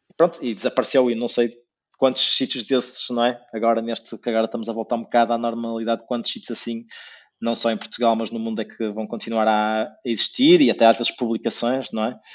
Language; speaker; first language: Portuguese; native; Portuguese